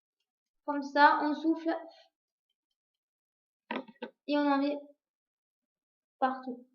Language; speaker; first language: French; native; French